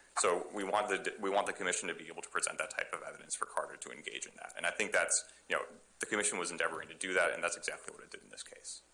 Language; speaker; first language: English; native; English